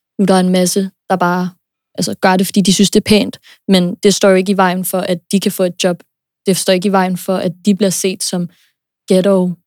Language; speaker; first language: Danish; early bilingual, other home language; English